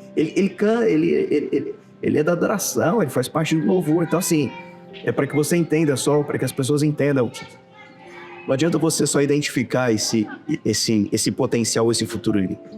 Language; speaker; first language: Portuguese; native; Portuguese